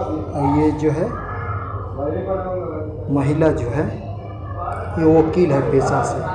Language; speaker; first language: Hindi; native; Hindi